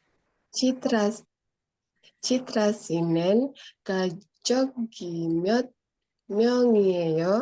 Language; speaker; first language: Korean; non-native, learner; Indonesian